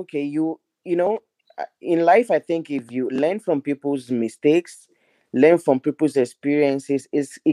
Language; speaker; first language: English; non-native, local second language; Yoruba